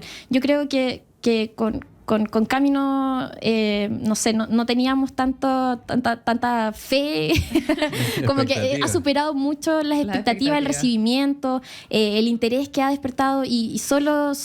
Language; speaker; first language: Spanish; native; Spanish